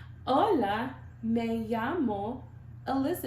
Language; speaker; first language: Spanish; non-native, learner; English